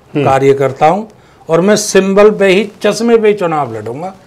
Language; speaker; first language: Hindi; native; Hindi